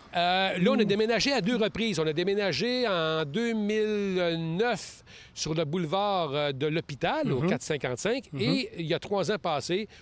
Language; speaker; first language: French; native; French